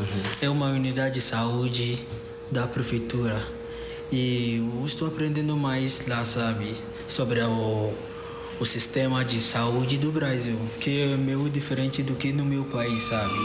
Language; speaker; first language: Portuguese; non-native, fluent; Akan